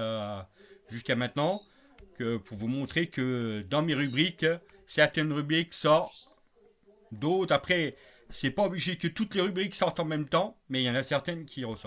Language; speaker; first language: French; native; French